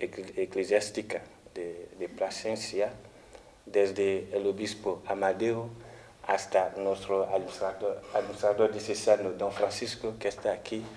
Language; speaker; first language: Spanish; non-native, fluent; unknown